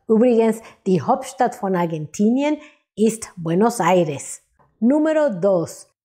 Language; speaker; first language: German; non-native, fluent; Spanish